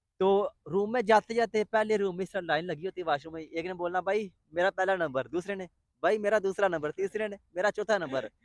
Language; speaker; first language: Urdu; non-native, local second language; Punjabi